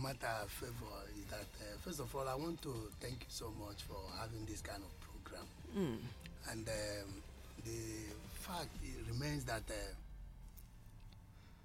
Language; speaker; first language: English; non-native, local second language; Igbo